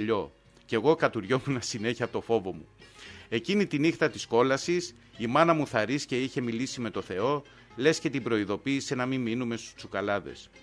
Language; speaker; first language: Greek; native; Greek